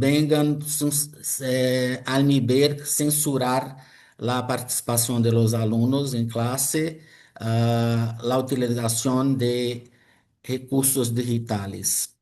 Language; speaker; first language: Spanish; non-native, fluent; Portuguese